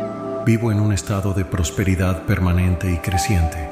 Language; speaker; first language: Spanish; native; Spanish